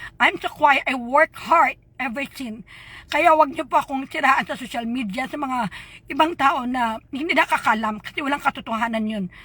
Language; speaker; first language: Filipino; non-native, local second language; Hiligaynon